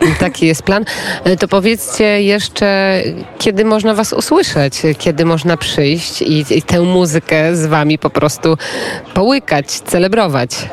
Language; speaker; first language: Polish; native; Polish